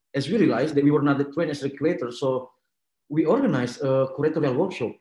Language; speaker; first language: English; non-native, fluent; Indonesian